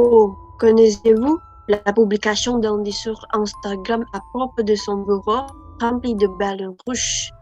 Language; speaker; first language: French; non-native, learner; Indonesian